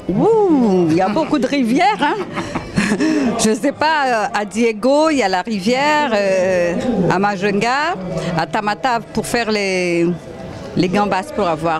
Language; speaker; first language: French; non-native, local second language; Malagasy